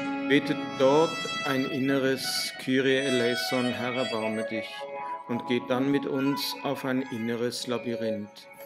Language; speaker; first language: German; native; German